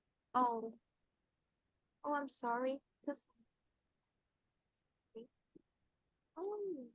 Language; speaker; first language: English; non-native, fluent; Vietnamese